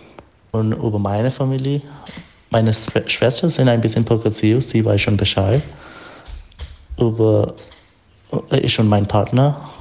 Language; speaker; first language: German; non-native, learner; Malayalam